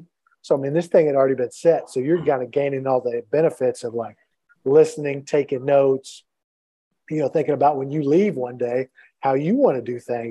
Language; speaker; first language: English; native; English